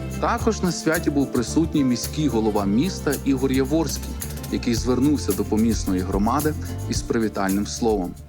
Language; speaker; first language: Ukrainian; native; Ukrainian